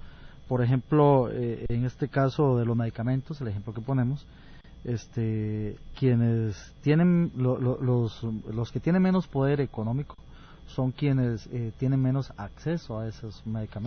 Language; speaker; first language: Spanish; native; Spanish